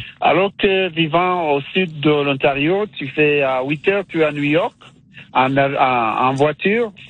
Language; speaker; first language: French; non-native, local second language; Kinyarwanda